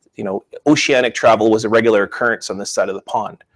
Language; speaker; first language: English; native; English